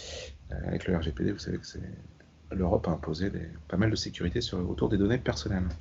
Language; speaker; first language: French; native; French